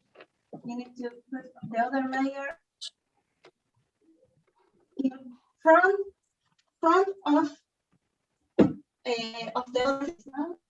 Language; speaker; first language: English; non-native, learner; Spanish